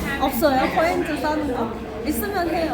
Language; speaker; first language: Korean; non-native, fluent; Vietnamese